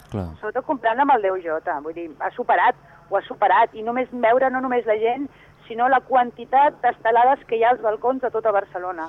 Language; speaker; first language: Catalan; native; Catalan